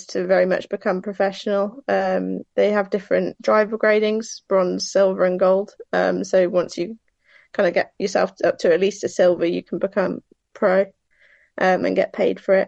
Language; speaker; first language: English; native; English